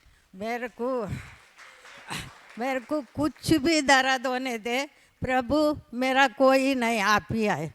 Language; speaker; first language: Hindi; non-native, local second language; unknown